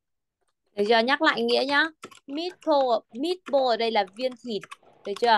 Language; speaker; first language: Vietnamese; native; Vietnamese